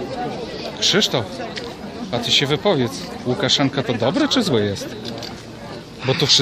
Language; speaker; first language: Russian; non-native, learner; Polish